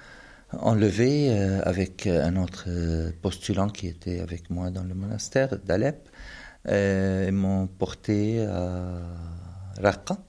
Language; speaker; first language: French; non-native, fluent; Arabic